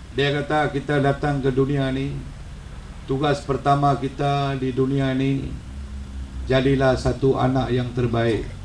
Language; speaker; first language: Malay; non-native, local second language; Tamil